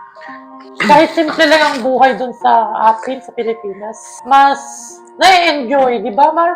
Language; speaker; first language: Filipino; non-native, local second language; Iloko